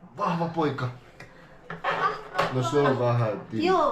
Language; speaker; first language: Finnish; native; Finnish